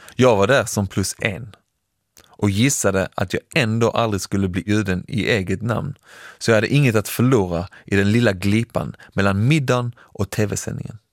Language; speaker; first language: Swedish; early bilingual, other home language; Persian